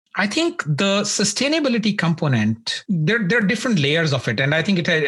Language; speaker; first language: English; non-native, local second language; Punjabi